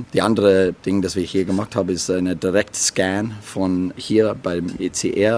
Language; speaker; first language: German; non-native, learner; English